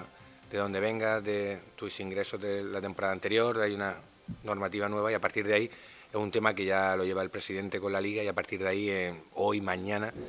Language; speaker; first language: Spanish; native; Spanish